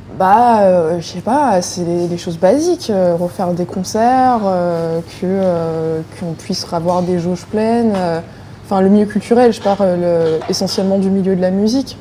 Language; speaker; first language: French; native; French